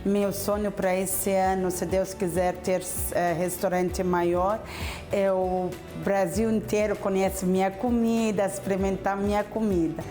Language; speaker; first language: Portuguese; non-native, learner; Arabic